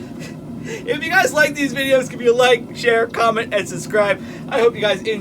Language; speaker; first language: English; native; English